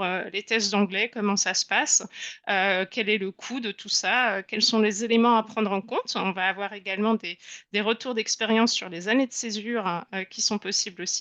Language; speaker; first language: French; native; French